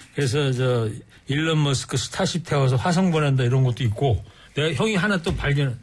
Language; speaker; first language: Korean; native; Korean